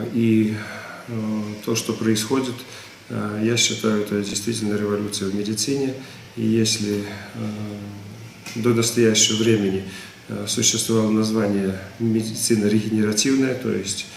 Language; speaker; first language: Russian; native; Russian